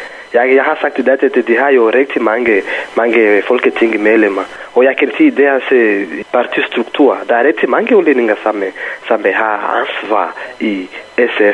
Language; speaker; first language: Danish; non-native, fluent; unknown